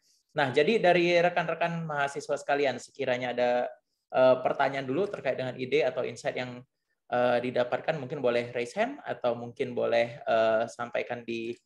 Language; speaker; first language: Indonesian; native; Indonesian